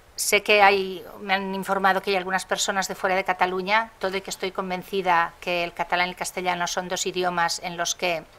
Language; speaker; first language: Spanish; non-native, local second language; Catalan